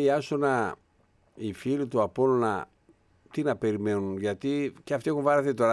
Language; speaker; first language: Greek; native; Greek